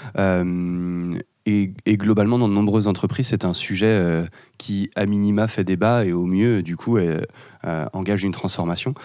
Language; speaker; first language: French; native; French